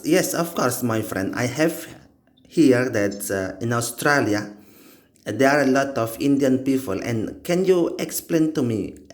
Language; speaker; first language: English; non-native, learner; Indonesian